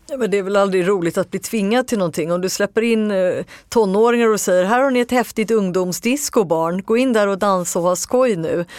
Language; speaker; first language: Swedish; native; Swedish